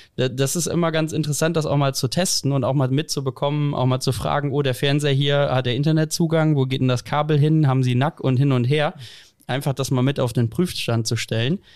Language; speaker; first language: German; native; German